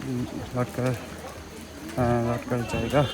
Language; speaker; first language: Hindi; non-native, local second language; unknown